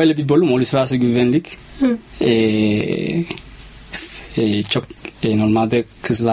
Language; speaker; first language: Turkish; non-native, fluent; Somali